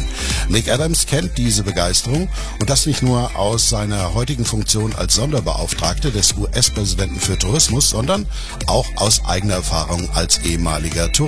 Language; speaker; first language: German; native; German